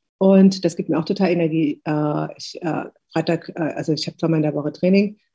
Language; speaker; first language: German; early bilingual, other home language; Tigrinya